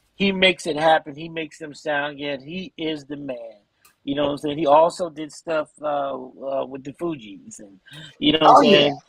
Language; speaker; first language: English; native; English